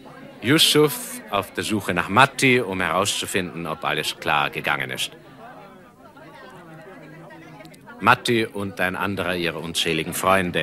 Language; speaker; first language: German; native; German